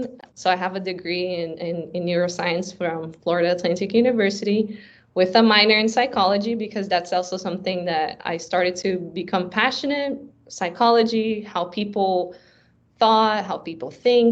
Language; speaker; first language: English; early bilingual, other home language; Portuguese